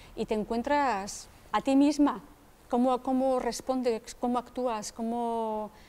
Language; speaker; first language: Spanish; native; Spanish